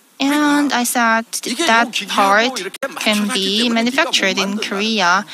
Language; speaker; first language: English; non-native, fluent; Korean